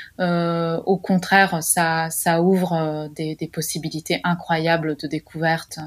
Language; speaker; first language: French; non-native, fluent; Italian